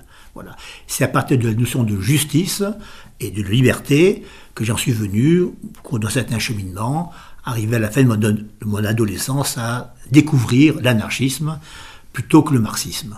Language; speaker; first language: French; native; French